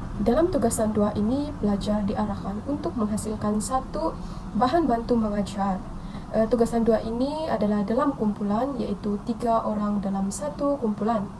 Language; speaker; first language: Malay; non-native, local second language; Central Dusun